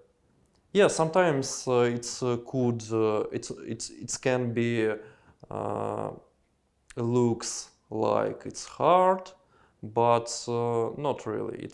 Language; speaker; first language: English; non-native, learner; Russian